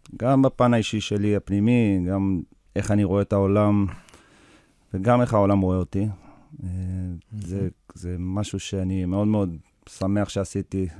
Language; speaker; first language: Hebrew; early bilingual, other home language; English